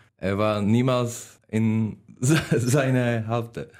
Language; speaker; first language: German; non-native, learner; Czech